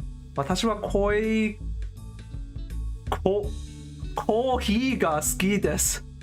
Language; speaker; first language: Japanese; non-native, learner; English